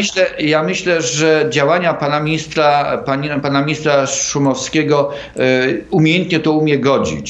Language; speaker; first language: Polish; native; Polish